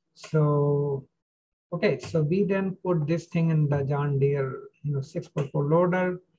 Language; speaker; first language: English; non-native, local second language; Hindi